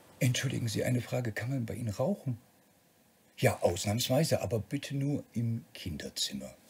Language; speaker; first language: German; native; German